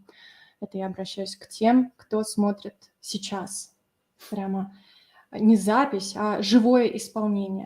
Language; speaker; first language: Russian; native; Russian